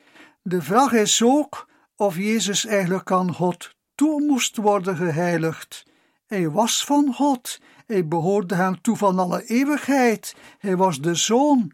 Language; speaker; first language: Dutch; native; Dutch